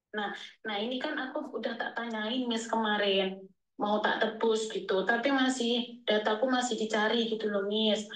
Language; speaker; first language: Indonesian; native; Indonesian